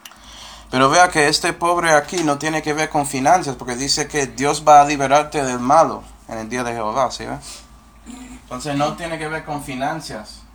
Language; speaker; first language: Spanish; non-native, fluent; English